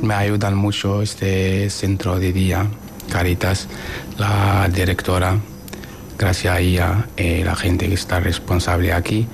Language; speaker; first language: Spanish; non-native, learner; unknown